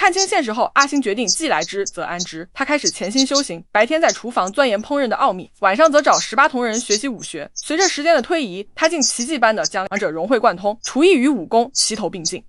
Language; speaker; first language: Chinese; native; Chinese